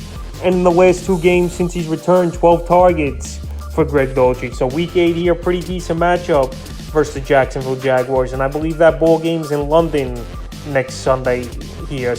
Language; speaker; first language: English; native; English